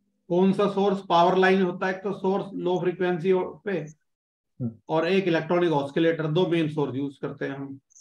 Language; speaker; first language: Hindi; native; Hindi